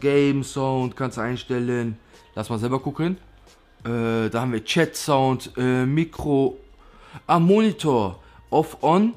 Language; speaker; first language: German; native; German